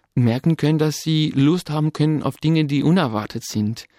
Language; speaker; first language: German; non-native, fluent; French